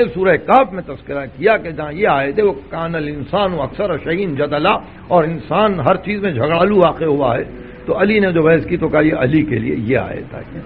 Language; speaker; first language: Urdu; native; Urdu